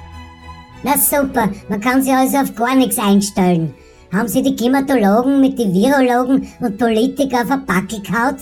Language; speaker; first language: German; native; German